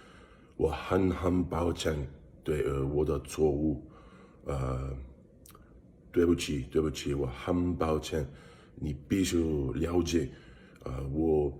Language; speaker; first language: Chinese; non-native, learner; English